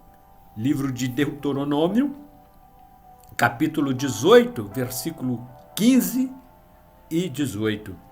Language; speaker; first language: Portuguese; native; Portuguese